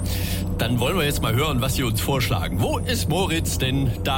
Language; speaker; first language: German; native; German